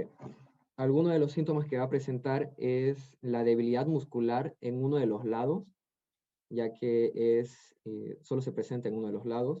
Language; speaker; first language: Spanish; native; Spanish